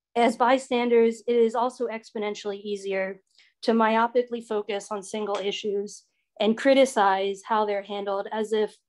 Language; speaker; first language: English; native; English